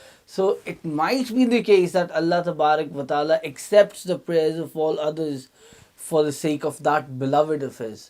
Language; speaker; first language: English; non-native, local second language; Urdu